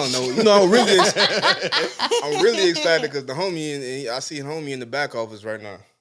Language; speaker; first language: English; native; English